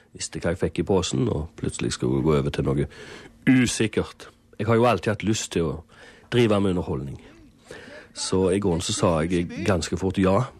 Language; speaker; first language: Norwegian; native; Norwegian